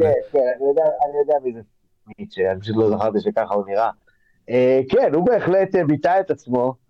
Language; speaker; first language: Hebrew; native; Hebrew